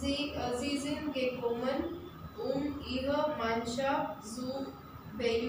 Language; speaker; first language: German; non-native, learner; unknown